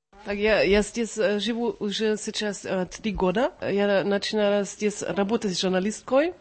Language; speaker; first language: Russian; non-native, learner; German